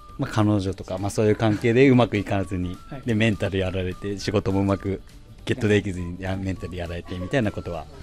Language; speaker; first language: Japanese; native; Japanese